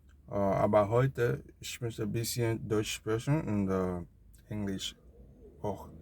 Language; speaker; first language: German; non-native, learner; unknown